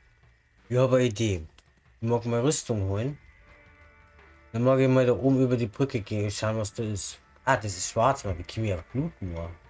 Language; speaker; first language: German; native; German